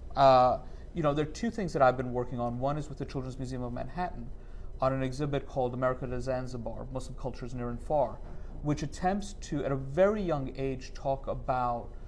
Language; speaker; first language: English; native; English